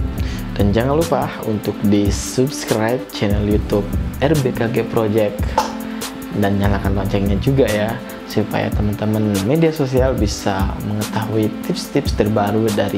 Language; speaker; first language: Indonesian; native; Indonesian